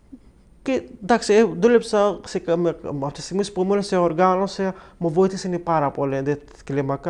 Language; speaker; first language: Greek; non-native, fluent; Arabic